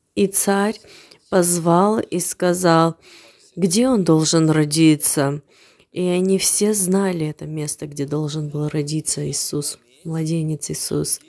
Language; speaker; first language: Russian; non-native, fluent; Armenian